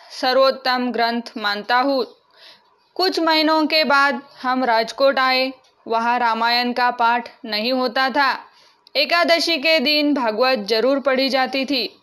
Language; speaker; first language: Hindi; non-native, local second language; Marathi